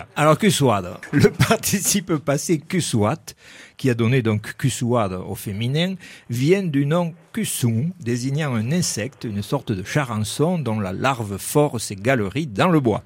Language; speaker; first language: French; native; French